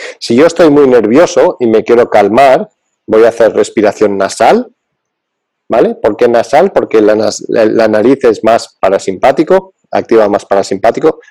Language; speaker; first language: Spanish; early bilingual, other home language; English